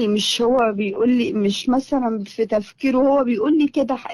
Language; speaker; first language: Arabic; native; Arabic